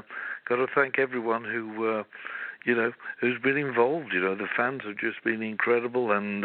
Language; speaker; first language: English; native; English